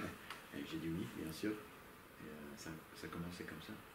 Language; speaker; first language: French; non-native, learner; English